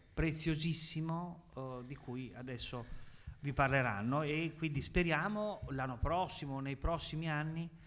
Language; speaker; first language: Italian; native; Italian